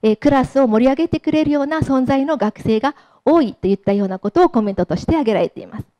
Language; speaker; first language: Japanese; native; Japanese